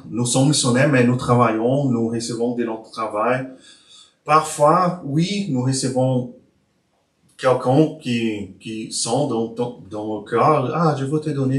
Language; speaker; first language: French; non-native, learner; Portuguese